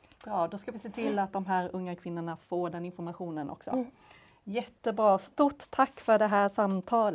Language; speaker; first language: Swedish; native; Swedish